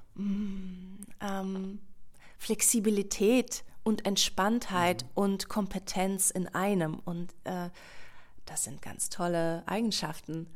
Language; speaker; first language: German; non-native, fluent; Russian